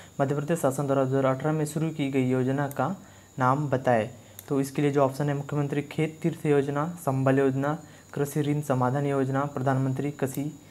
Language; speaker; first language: Hindi; native; Hindi